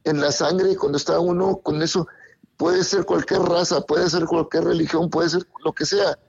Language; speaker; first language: Spanish; early bilingual, heritage; Spanish